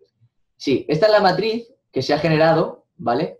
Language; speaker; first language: Spanish; native; Spanish